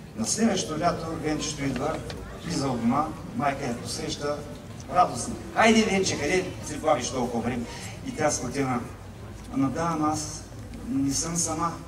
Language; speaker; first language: Bulgarian; native; Bulgarian